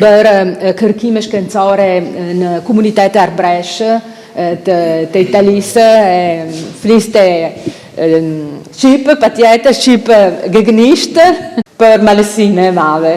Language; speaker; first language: Albanian; non-native, fluent; Italian